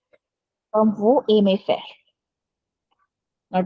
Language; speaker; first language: French; non-native, fluent; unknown